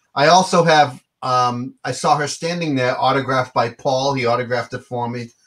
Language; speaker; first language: English; native; English